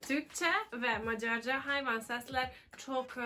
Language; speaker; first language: Turkish; non-native, learner; Hungarian